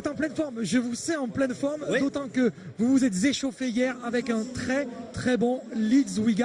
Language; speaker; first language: French; native; French